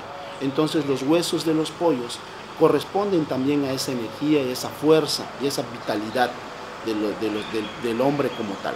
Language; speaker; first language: Spanish; native; Spanish